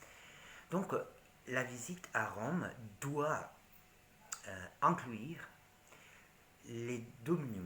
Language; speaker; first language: French; non-native, learner; Italian